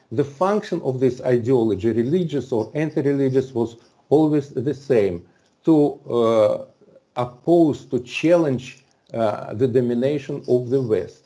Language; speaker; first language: English; non-native, fluent; Russian